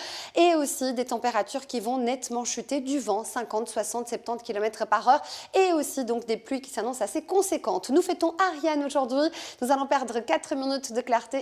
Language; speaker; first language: French; native; French